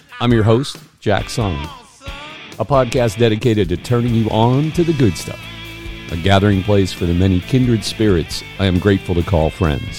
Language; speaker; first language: English; native; English